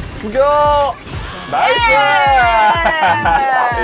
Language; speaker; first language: Korean; native; Korean